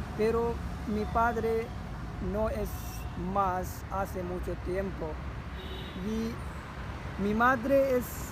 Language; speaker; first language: Spanish; non-native, learner; Urdu